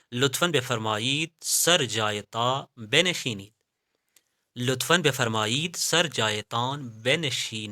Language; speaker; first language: Persian; non-native, fluent; Urdu